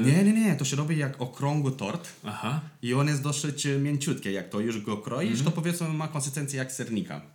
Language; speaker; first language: Polish; non-native, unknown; Romanian